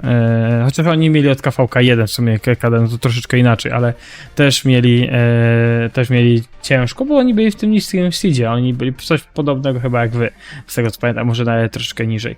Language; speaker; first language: Polish; native; Polish